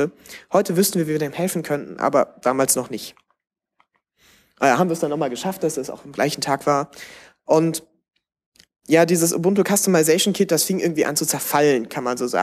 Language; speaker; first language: German; native; German